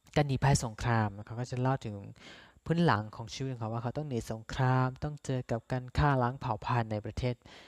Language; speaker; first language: Thai; non-native, local second language; S'gaw Karen